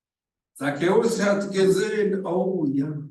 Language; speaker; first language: German; non-native, fluent; Rundi